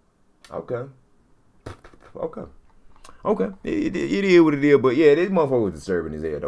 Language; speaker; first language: English; native; English